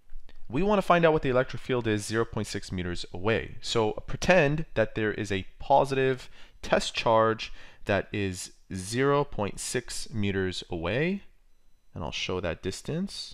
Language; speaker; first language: English; native; English